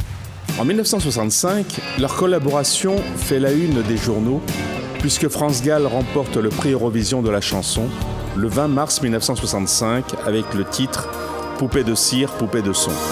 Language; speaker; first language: French; native; French